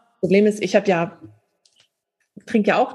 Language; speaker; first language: German; native; German